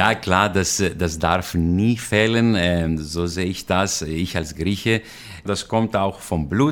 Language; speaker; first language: German; non-native, fluent; Greek